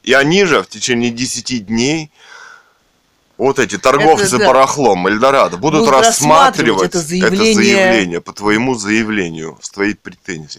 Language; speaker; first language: Russian; native; Russian